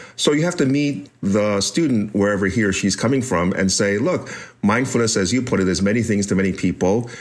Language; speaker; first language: English; native; English